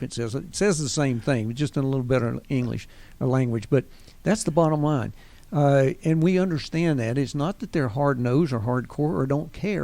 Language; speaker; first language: English; native; English